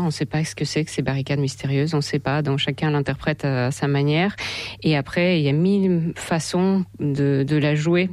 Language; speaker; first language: French; non-native, fluent; Russian